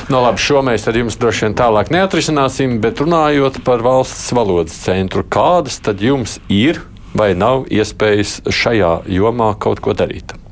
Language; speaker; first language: Latvian; native; Latvian